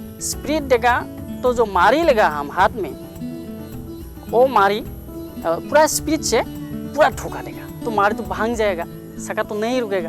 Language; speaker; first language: Hindi; non-native, local second language; Assamese